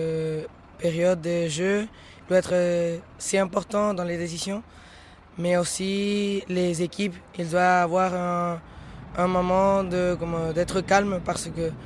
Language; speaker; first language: French; non-native, learner; Spanish